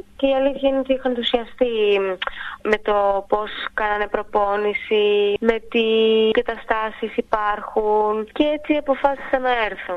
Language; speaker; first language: Greek; native; Greek